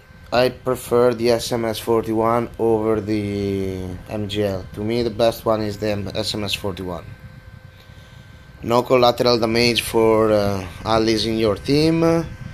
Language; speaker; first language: English; non-native, fluent; Italian